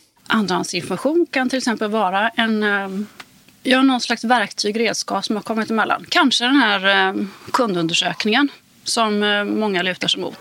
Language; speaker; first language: Swedish; native; Swedish